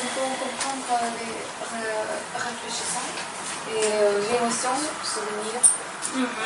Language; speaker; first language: French; non-native, learner; Ukrainian